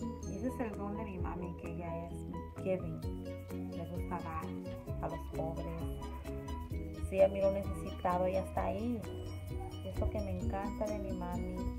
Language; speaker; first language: Spanish; early bilingual, heritage; Spanish